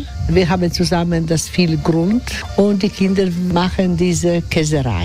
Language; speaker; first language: German; non-native, learner; Croatian